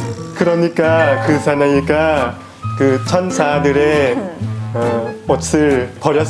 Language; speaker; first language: Korean; non-native, learner; Thai